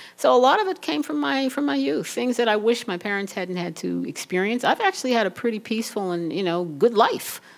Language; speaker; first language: English; native; English